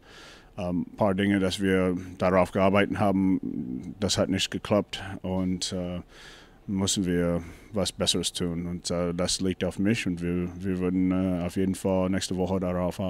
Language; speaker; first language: German; non-native, fluent; English